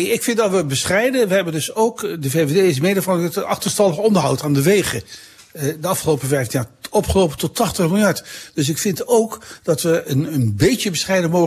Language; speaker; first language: Dutch; native; Dutch